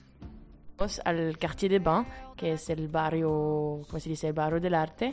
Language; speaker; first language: Spanish; non-native, fluent; French